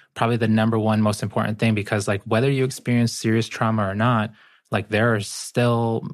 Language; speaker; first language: English; early bilingual, other home language; Spanish